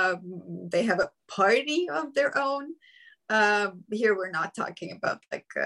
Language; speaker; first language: English; non-native, fluent; Ukrainian